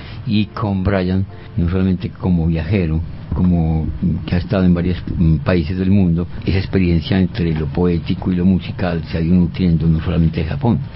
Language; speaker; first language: Spanish; native; Spanish